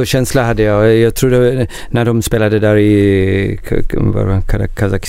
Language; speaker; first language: Swedish; non-native, learner; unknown